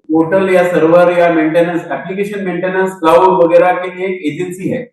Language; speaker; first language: Hindi; non-native, local second language; Marathi